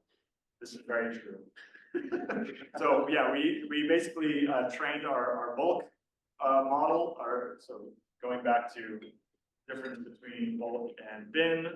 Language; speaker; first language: English; native; English